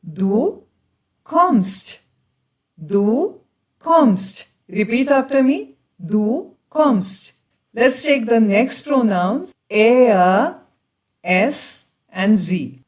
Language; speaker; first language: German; non-native, fluent; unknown